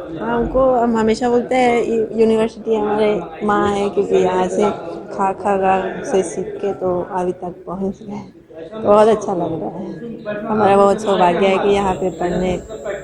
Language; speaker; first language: Hindi; non-native, fluent; Spanish